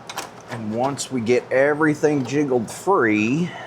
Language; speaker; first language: English; native; English